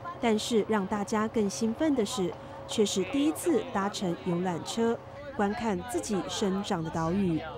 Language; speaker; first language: Chinese; native; Chinese